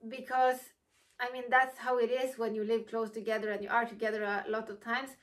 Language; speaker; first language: English; non-native, fluent; Norwegian